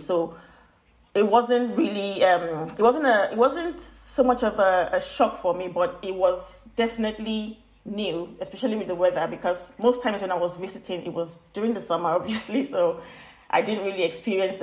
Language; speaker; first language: English; non-native, local second language; Yoruba